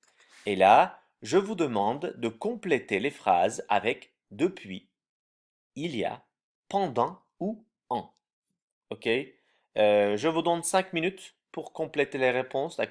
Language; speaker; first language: French; non-native, fluent; Turkish